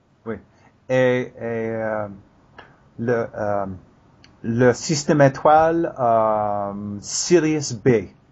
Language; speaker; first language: French; non-native, learner; English